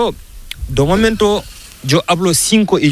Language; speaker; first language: Spanish; non-native, learner; Fula